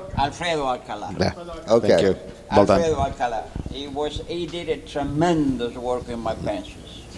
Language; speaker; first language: English; non-native, fluent; Spanish